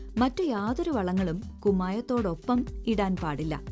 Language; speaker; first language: Malayalam; native; Malayalam